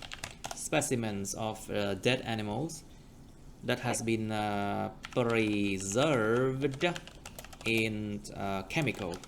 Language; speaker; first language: English; non-native, fluent; Vietnamese